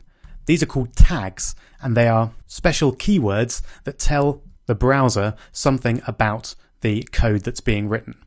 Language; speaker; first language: English; native; English